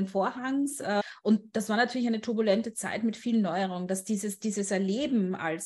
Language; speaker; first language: German; native; German